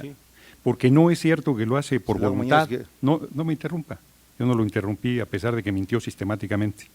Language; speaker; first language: Spanish; native; Spanish